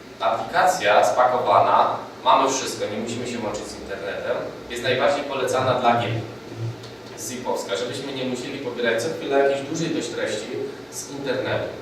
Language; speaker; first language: Polish; native; Polish